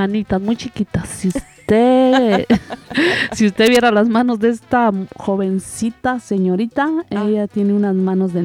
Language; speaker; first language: Spanish; native; Spanish